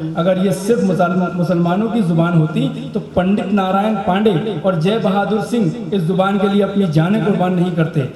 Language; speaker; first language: Urdu; native; Urdu